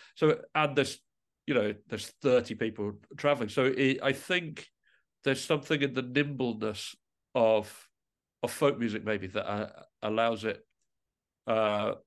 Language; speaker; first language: English; native; English